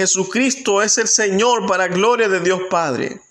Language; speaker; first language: Spanish; native; Spanish